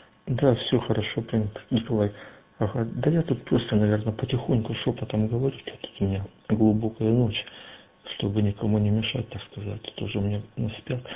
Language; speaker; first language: Russian; native; Russian